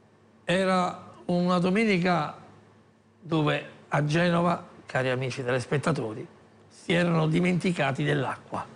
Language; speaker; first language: Italian; native; Italian